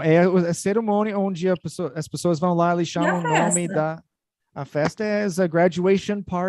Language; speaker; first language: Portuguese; non-native, fluent; English